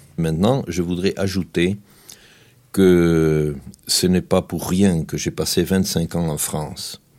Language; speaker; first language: French; non-native, fluent; Spanish